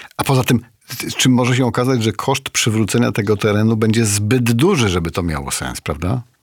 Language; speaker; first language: Polish; native; Polish